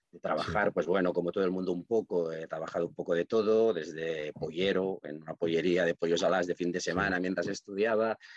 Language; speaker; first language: Spanish; non-native, local second language; Catalan